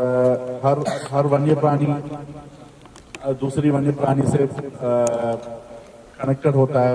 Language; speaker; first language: Hindi; native; Hindi